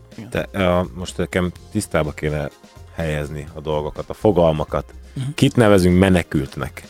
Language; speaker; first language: Hungarian; native; Hungarian